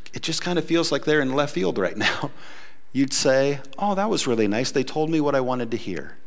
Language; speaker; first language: English; native; English